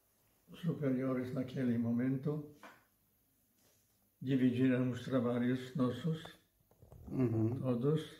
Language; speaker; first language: Portuguese; non-native, learner; Polish